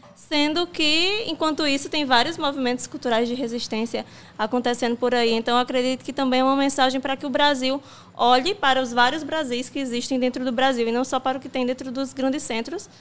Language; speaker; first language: Portuguese; native; Portuguese